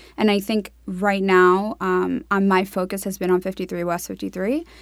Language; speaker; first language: English; native; English